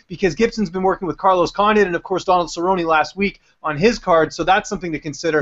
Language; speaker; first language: English; native; English